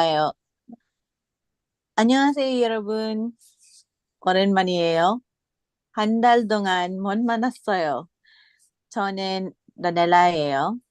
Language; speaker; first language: Korean; non-native, learner; English